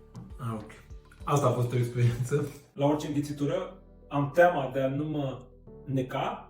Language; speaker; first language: Romanian; native; Romanian